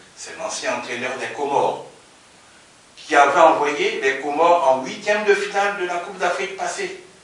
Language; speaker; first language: French; native; French